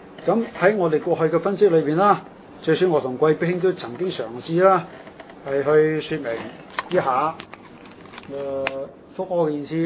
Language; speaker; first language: Chinese; non-native, local second language; Cantonese